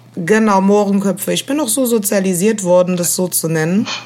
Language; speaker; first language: German; native; German